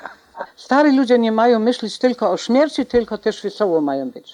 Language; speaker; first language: Polish; non-native, local second language; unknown